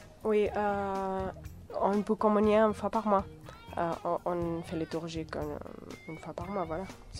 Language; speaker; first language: French; non-native, fluent; Catalan